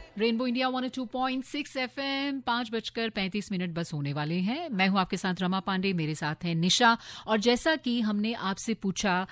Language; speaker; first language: Hindi; native; Hindi